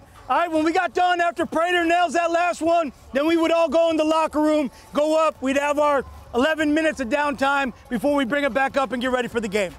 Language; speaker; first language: English; native; English